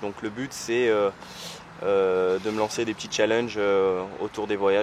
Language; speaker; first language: French; native; French